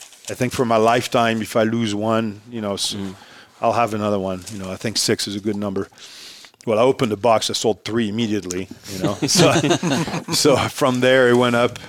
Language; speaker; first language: English; non-native, fluent; French